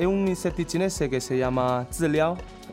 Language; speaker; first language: Italian; non-native, learner; Chinese